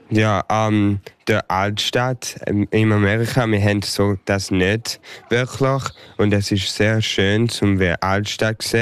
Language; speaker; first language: German; early bilingual, heritage; English